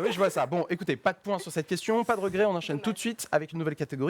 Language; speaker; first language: French; native; French